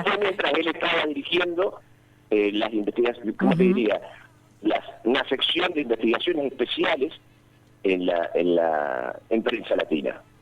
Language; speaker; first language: Spanish; native; Spanish